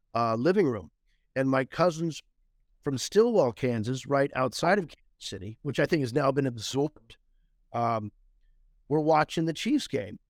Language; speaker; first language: English; native; English